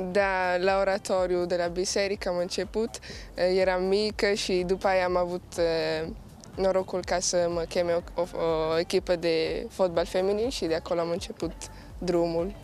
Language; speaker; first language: Romanian; early bilingual, heritage; Italian